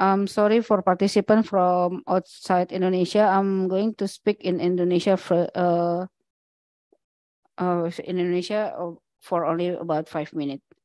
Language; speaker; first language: English; non-native, learner; Indonesian